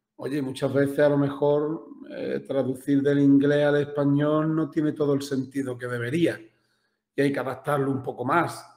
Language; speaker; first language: Spanish; native; Spanish